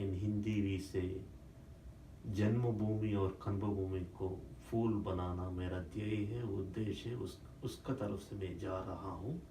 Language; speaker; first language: Hindi; non-native, local second language; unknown